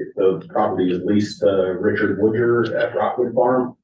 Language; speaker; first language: English; native; English